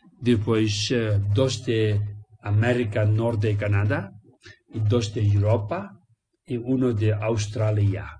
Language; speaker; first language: Spanish; non-native, learner; Tibetan